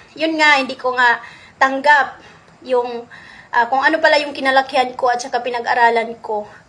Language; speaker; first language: Filipino; non-native, local second language; Cebuano